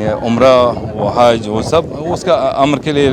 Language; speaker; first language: Hindi; non-native, learner; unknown